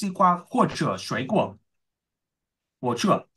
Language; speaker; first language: Chinese; non-native, learner; Vietnamese